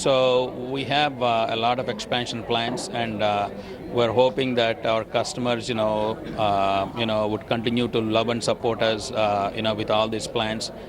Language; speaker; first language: English; non-native, local second language; Telugu